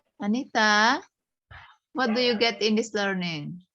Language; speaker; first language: English; non-native, fluent; Indonesian